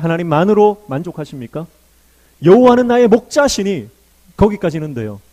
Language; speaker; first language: Korean; native; Korean